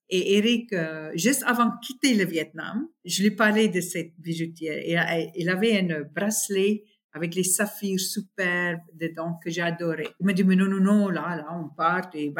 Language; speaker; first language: French; non-native, fluent; Afrikaans